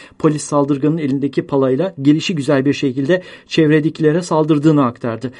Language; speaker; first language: Turkish; native; Turkish